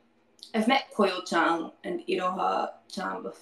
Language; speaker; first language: Japanese; non-native, learner; English